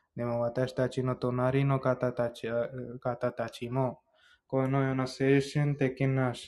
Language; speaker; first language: Japanese; non-native, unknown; Hindi